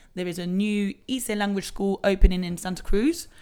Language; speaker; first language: English; early bilingual, other home language; Spanish